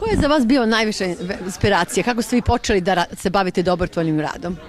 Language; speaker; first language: Bosnian; native; Bosnian